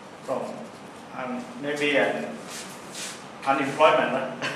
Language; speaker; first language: English; non-native, learner; Thai